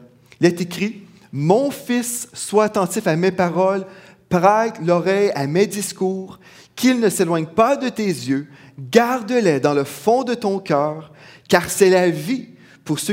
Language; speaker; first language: French; native; French